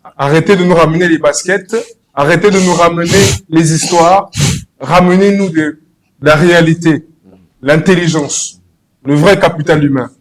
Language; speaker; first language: French; non-native, local second language; Lingala